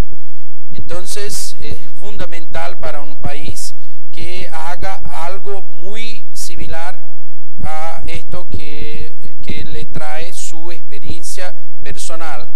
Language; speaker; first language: Spanish; non-native, fluent; Portuguese